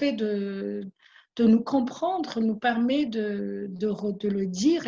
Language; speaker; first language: French; non-native, local second language; Malagasy